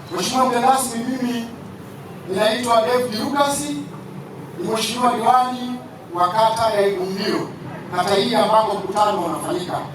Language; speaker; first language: Swahili; native; Swahili